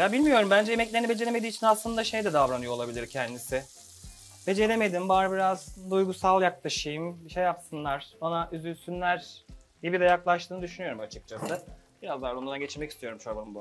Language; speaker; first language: Turkish; native; Turkish